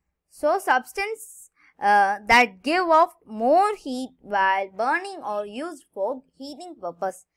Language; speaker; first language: English; non-native, local second language; Tamil